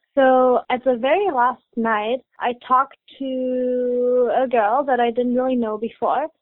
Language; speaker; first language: English; non-native, fluent; German